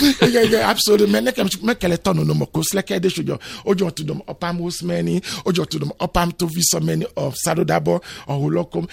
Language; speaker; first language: Hungarian; non-native, fluent; Yoruba